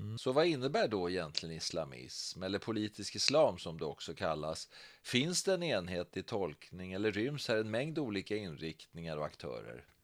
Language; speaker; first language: Swedish; native; Swedish